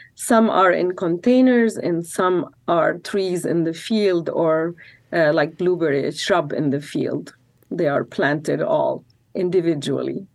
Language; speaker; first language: English; non-native, fluent; Arabic